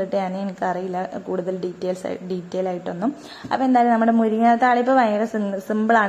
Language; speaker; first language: Malayalam; native; Malayalam